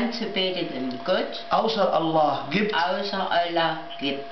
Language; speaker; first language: German; non-native, learner; Arabic